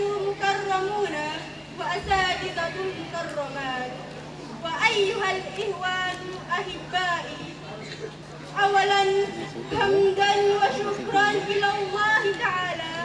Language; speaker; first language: Arabic; non-native, learner; Indonesian